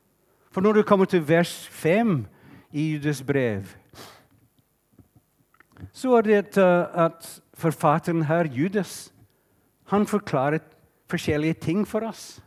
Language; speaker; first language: Norwegian; non-native, fluent; English